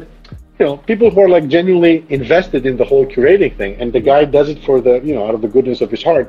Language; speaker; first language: English; non-native, fluent; Greek